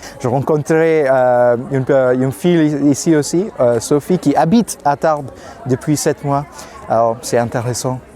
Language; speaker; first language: French; non-native, learner; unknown